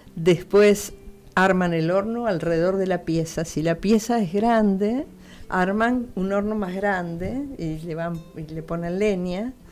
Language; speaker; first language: Spanish; native; Spanish